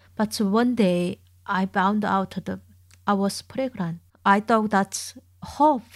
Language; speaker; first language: English; non-native, learner; Korean